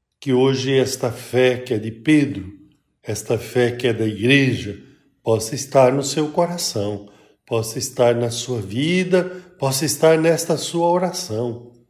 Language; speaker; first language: Portuguese; native; Portuguese